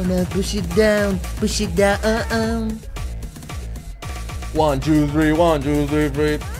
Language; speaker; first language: English; non-native, fluent; Spanish